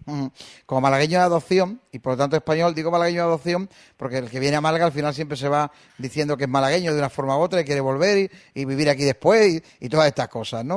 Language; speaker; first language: Spanish; native; Spanish